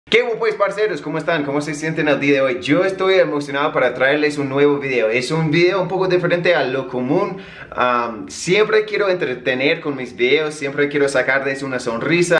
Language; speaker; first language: Spanish; non-native, fluent; English